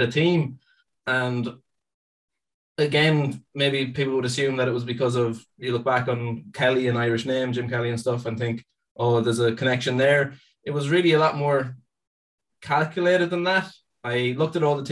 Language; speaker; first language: English; native; English